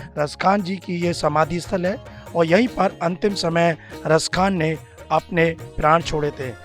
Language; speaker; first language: Hindi; native; Hindi